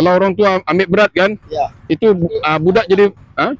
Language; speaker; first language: Malay; native; Malay